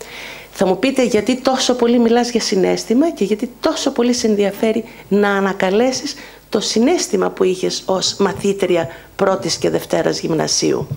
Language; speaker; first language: Greek; native; Greek